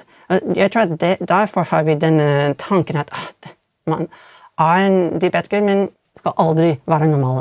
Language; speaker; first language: Swedish; non-native, fluent; English